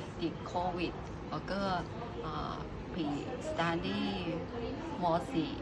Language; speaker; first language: Thai; non-native, fluent; Chinese